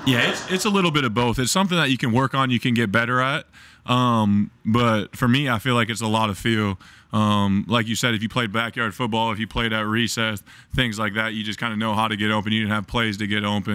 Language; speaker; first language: English; native; English